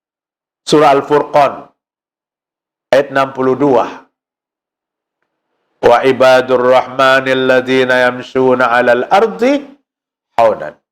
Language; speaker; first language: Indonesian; non-native, local second language; Banjar